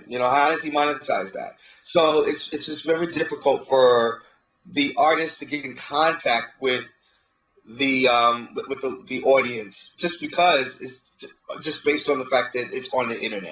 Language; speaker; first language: English; native; English